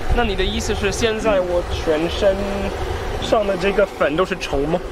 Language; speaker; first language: Chinese; non-native, fluent; English